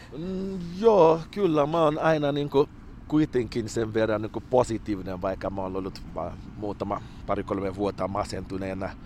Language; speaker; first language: Finnish; non-native, fluent; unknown